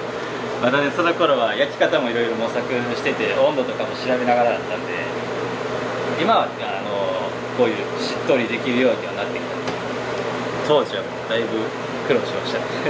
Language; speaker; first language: Japanese; native; Japanese